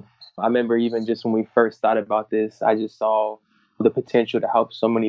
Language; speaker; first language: English; native; English